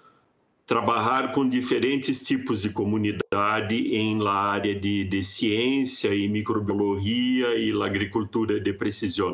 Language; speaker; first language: Spanish; non-native, fluent; Portuguese